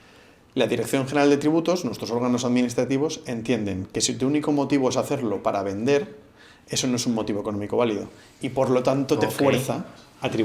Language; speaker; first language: Spanish; native; Spanish